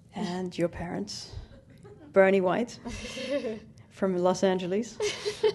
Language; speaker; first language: English; native; English